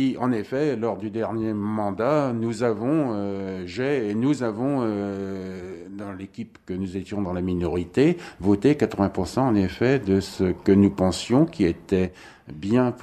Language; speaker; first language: French; native; French